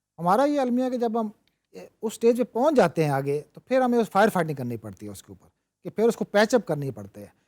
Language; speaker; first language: Urdu; non-native, local second language; Punjabi